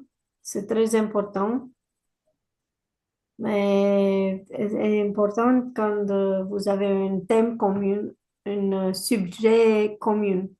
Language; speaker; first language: French; non-native, learner; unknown